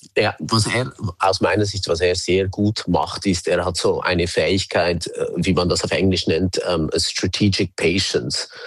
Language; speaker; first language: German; native; German